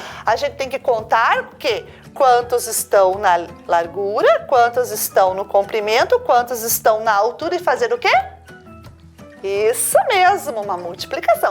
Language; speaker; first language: Portuguese; native; Portuguese